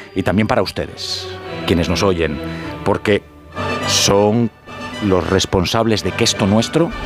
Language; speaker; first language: Spanish; native; Spanish